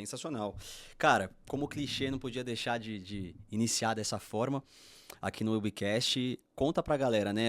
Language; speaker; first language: Portuguese; native; Portuguese